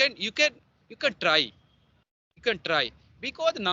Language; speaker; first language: English; non-native, learner; Hindi